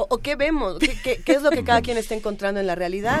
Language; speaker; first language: Spanish; native; Spanish